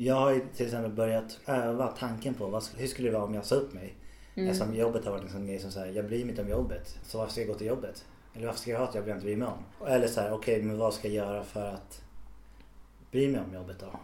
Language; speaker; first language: Swedish; native; Swedish